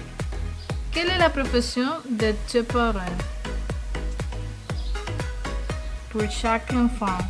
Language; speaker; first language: French; non-native, learner; Spanish